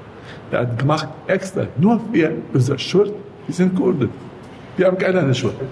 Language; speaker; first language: German; non-native, learner; Kurdish